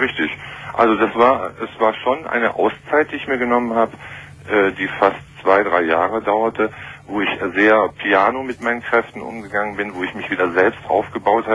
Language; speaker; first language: German; native; German